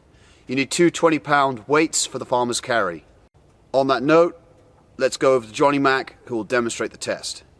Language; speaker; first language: English; native; English